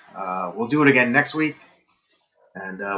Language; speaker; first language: English; native; English